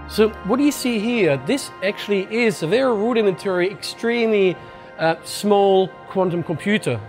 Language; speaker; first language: English; non-native, fluent; German